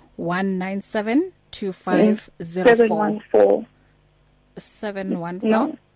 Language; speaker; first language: Zulu; non-native, local second language; Tswana